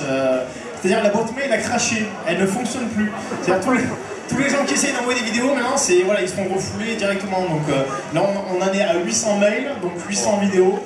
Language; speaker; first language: French; native; French